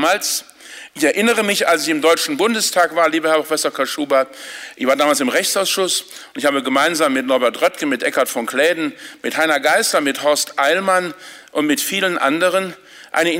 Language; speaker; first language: German; native; German